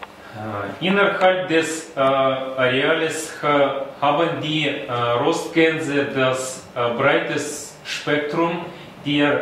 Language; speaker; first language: German; non-native, learner; Russian